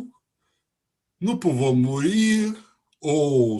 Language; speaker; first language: French; non-native, learner; Russian